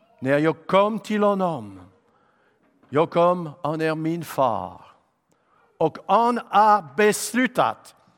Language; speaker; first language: Swedish; non-native, fluent; French